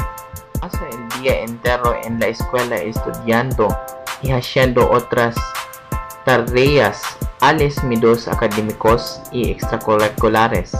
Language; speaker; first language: Spanish; non-native, learner; Waray